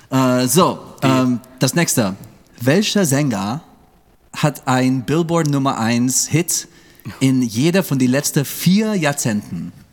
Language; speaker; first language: German; non-native, fluent; English